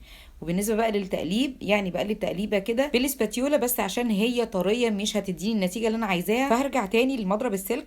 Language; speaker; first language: Arabic; native; Arabic